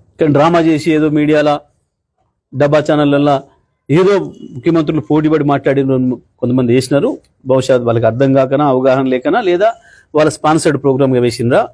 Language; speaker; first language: Telugu; native; Telugu